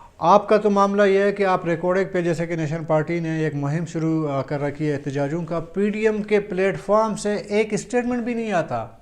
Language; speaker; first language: Urdu; non-native, local second language; Baluchi